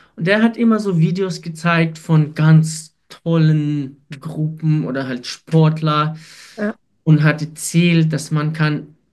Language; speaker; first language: German; non-native, fluent; Ukrainian